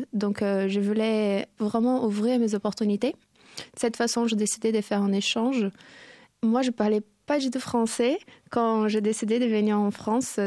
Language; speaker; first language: French; non-native, fluent; Portuguese